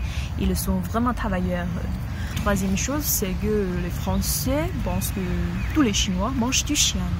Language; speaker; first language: French; non-native, fluent; Chinese